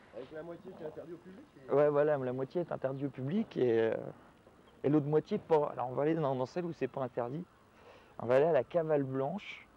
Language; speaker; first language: French; native; French